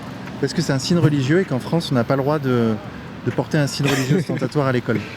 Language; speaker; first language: French; native; French